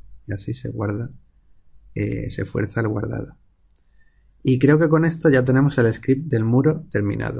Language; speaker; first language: Spanish; native; Spanish